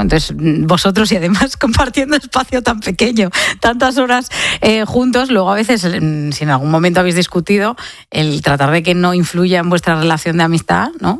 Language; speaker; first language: Spanish; native; Spanish